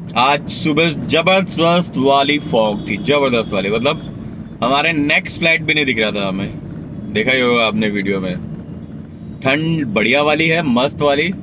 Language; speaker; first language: Hindi; native; Hindi